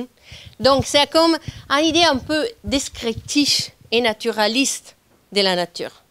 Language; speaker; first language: French; non-native, fluent; Italian